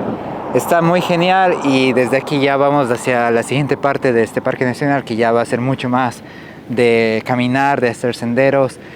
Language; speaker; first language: Spanish; native; Spanish